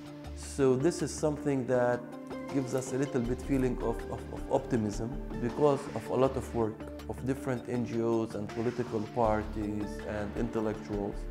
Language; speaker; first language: English; non-native, local second language; Arabic